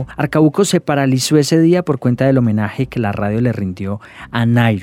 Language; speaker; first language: Spanish; native; Spanish